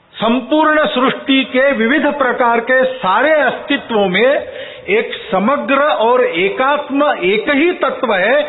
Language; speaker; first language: Hindi; non-native, local second language; Marathi